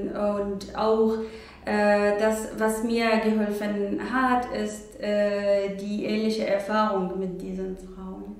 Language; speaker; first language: German; non-native, learner; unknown